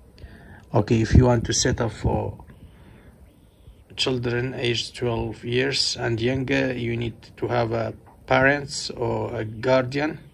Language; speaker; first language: English; non-native, fluent; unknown